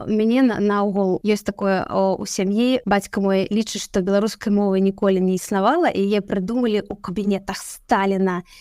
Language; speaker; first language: Belarusian; non-native, local second language; Russian